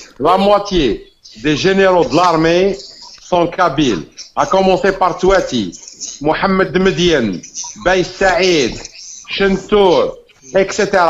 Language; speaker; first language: French; non-native, local second language; Arabic